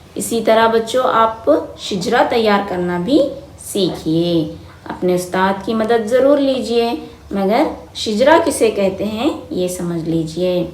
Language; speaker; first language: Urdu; native; Urdu